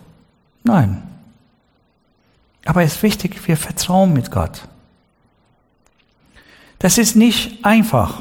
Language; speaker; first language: German; non-native, learner; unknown